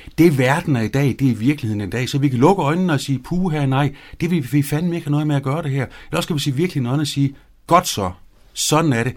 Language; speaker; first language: Danish; native; Danish